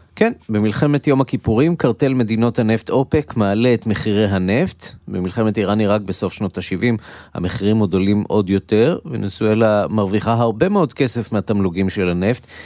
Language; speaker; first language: Hebrew; native; Hebrew